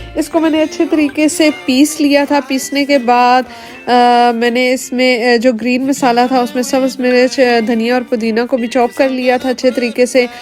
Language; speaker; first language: Urdu; non-native, local second language; Punjabi